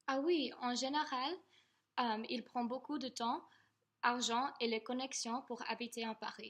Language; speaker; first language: French; non-native, learner; English